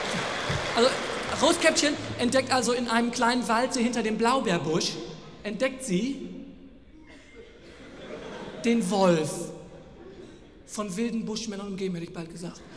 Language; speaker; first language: German; native; German